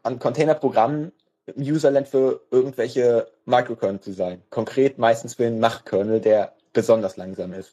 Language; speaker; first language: German; native; German